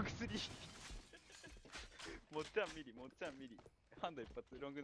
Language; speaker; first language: Japanese; native; Japanese